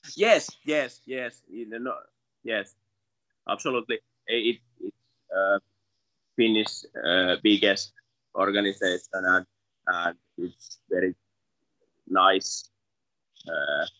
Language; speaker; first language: English; non-native, learner; Finnish